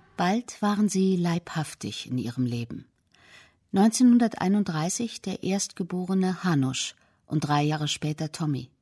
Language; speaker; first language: German; native; German